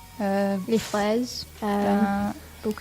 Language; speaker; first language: French; non-native, learner; English